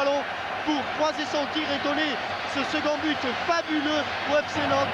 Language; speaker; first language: French; native; French